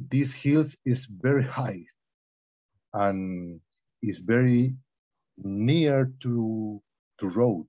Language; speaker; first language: English; non-native, learner; Spanish